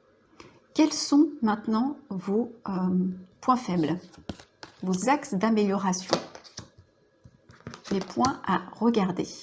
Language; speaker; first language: French; native; French